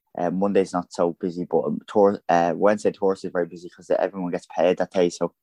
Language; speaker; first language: English; native; English